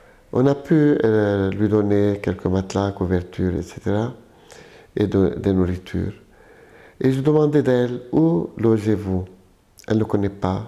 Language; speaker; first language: French; non-native, local second language; Arabic